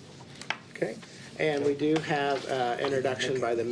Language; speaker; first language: English; native; English